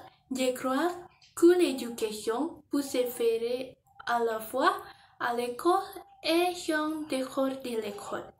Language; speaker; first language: French; non-native, learner; Indonesian